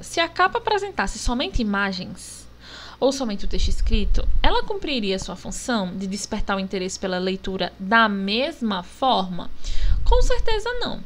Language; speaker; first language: Portuguese; native; Portuguese